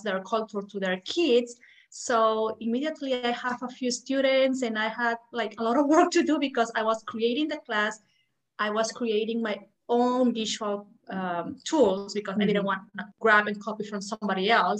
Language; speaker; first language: English; non-native, fluent; Spanish